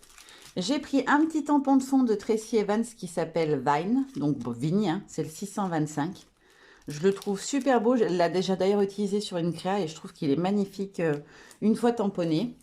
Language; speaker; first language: French; native; French